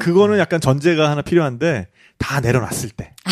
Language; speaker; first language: Korean; native; Korean